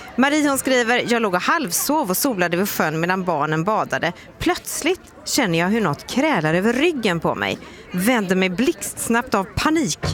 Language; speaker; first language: Swedish; native; Swedish